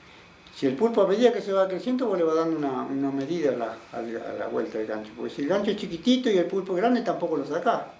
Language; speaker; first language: Spanish; native; Spanish